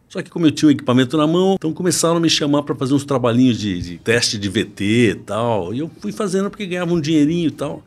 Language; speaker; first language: Portuguese; native; Portuguese